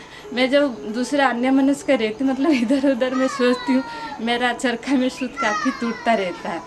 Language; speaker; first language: Hindi; non-native, local second language; Odia